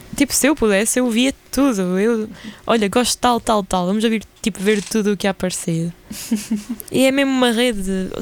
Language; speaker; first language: Portuguese; early bilingual, other home language; Ukrainian